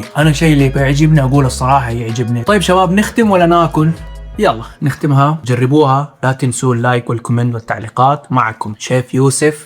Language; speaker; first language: Arabic; native; Arabic